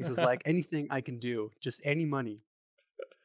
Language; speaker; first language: English; non-native, fluent; Dutch